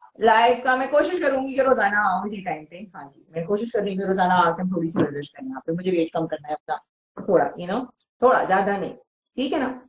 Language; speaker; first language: Urdu; native; Urdu